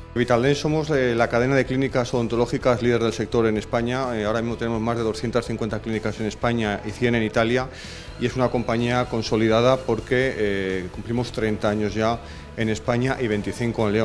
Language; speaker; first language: Spanish; native; Spanish